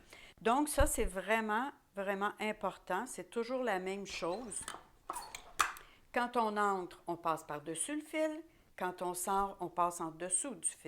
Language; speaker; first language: French; native; French